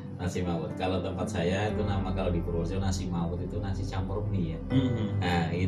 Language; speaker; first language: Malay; non-native, local second language; Javanese